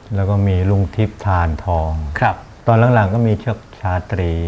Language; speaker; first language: Thai; native; Thai